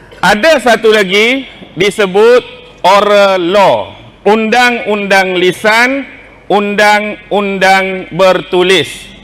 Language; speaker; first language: Malay; native; Malay